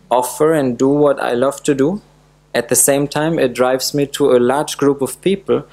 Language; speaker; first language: English; non-native, fluent; German